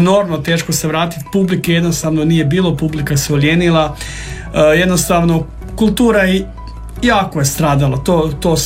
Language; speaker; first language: Croatian; native; Croatian